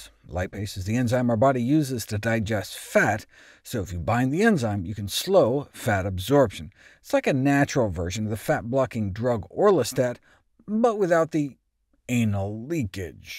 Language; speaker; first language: English; native; English